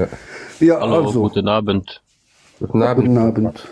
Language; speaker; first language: German; non-native, fluent; Bosnian